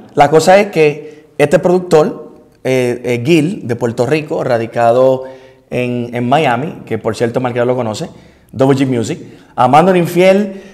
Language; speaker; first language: Spanish; native; Spanish